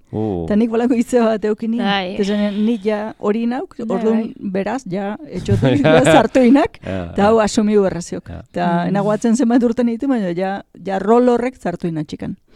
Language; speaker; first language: Basque; native; Basque